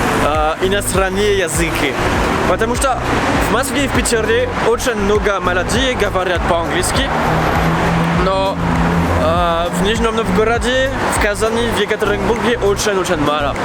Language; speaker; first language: Russian; non-native, fluent; French